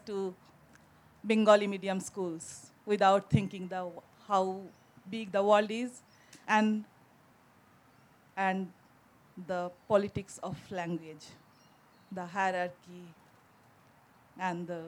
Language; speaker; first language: English; non-native, local second language; Bangla